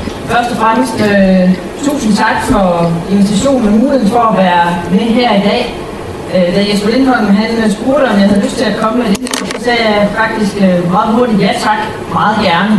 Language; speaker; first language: Danish; native; Danish